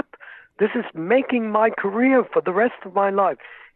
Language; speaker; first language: English; native; English